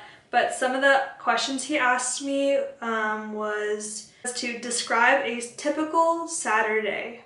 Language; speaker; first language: English; native; English